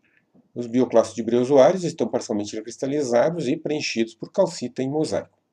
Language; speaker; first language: Portuguese; native; Portuguese